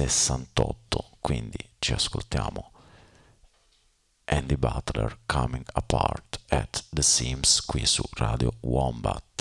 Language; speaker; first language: Italian; native; Italian